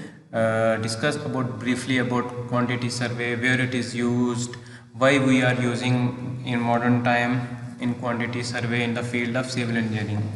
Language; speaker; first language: English; non-native, local second language; Hindi